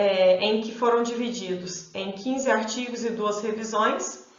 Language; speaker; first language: Portuguese; native; Portuguese